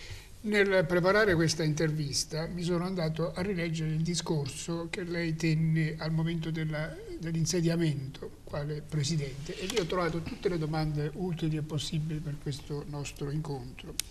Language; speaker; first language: Italian; native; Italian